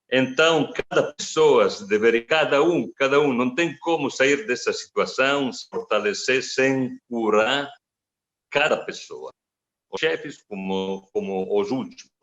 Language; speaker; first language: Portuguese; non-native, fluent; Italian